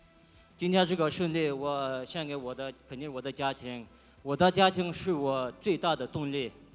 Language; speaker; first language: Chinese; non-native, fluent; Russian